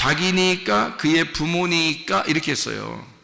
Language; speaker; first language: Korean; native; Korean